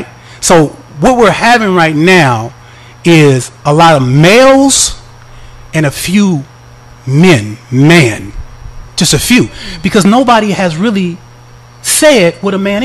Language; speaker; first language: English; native; English